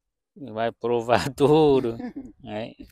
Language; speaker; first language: Portuguese; non-native, learner; Vietnamese